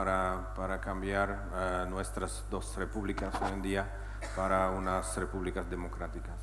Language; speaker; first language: Spanish; non-native, fluent; Czech